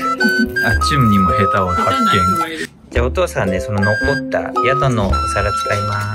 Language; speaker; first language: Japanese; native; Japanese